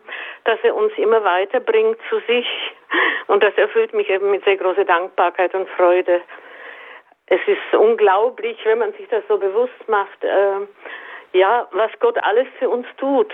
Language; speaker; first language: German; native; German